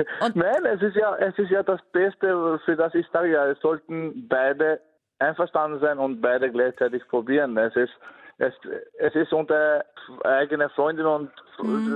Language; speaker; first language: German; non-native, fluent; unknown